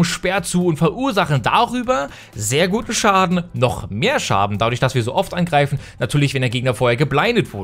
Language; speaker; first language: German; native; German